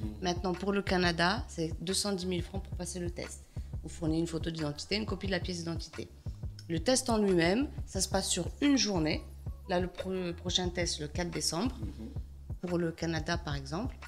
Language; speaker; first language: French; non-native, local second language; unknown